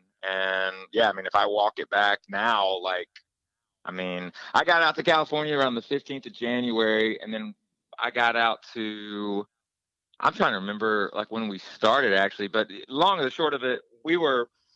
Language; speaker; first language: English; native; English